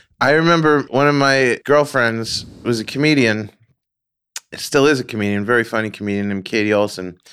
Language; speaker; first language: English; native; English